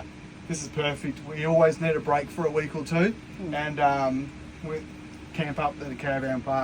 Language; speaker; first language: English; native; English